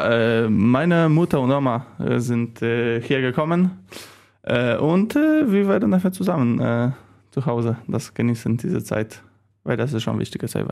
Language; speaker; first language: German; non-native, learner; Polish